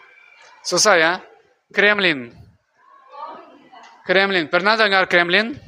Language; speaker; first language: Indonesian; non-native, learner; Russian